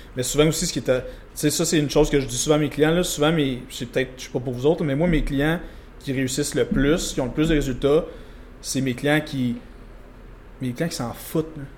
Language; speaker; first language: French; native; French